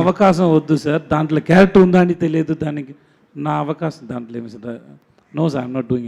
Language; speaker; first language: Telugu; non-native, learner; Tamil